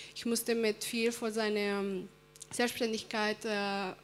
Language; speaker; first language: German; early bilingual, other home language; Spanish